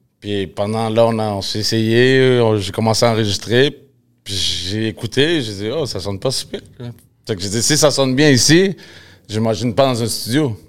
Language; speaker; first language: French; early bilingual, other home language; Spanish